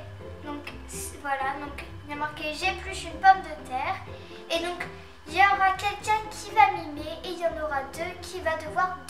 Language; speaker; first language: French; native; French